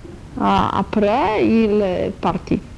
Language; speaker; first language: French; non-native, learner; Polish